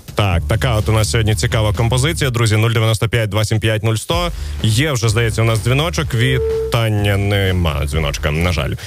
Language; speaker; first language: Ukrainian; native; Ukrainian